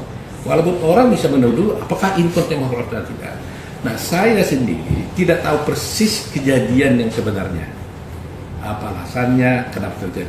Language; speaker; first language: Indonesian; native; Indonesian